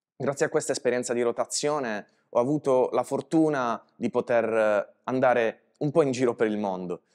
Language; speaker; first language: Italian; native; Italian